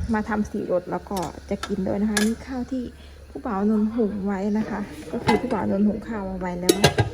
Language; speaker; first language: Thai; non-native, local second language; Northern Khmer